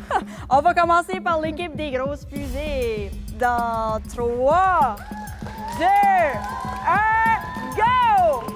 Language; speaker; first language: French; native; French